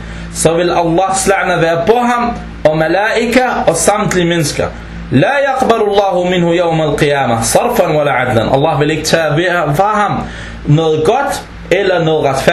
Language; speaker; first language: Danish; non-native, fluent; Arabic